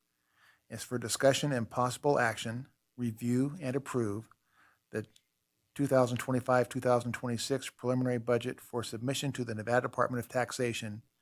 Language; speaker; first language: English; native; English